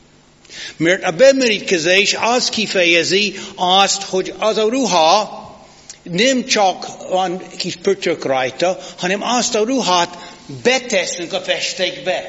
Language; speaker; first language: Hungarian; non-native, fluent; English